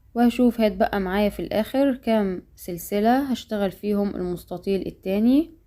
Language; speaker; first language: Arabic; native; Arabic